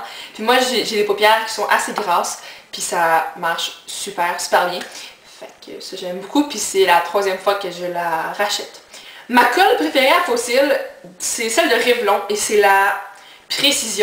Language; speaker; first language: French; native; French